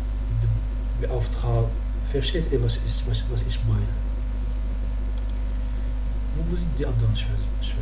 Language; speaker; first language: German; non-native, learner; Arabic